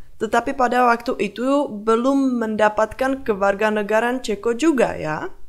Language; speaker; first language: Indonesian; non-native, fluent; Czech